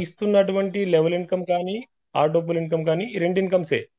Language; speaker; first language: Telugu; native; Telugu